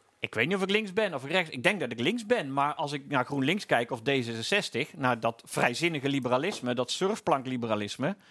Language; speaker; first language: Dutch; native; Dutch